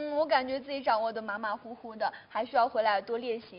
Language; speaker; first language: Chinese; native; Chinese